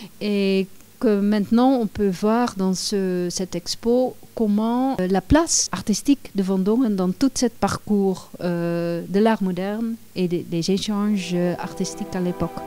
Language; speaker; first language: French; non-native, fluent; Dutch